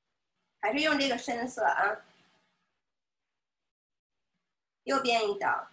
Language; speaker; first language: Chinese; native; Chinese